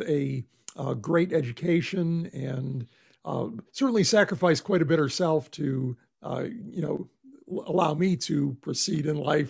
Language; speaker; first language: English; native; English